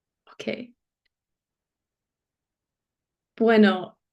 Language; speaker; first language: Spanish; non-native, learner; English